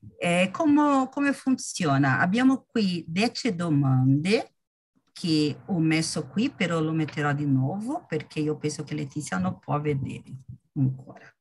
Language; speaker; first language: Italian; non-native, learner; Portuguese